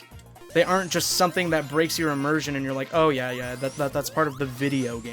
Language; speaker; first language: English; native; English